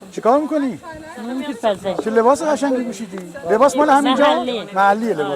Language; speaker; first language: Persian; native; Persian